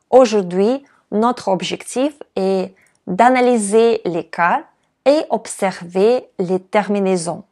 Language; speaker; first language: French; non-native, fluent; Russian